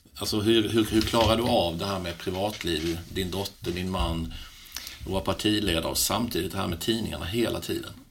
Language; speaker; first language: Swedish; native; Swedish